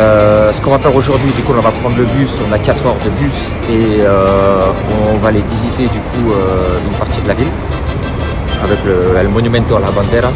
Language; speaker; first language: French; native; French